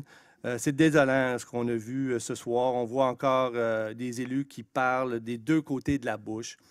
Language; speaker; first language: French; native; French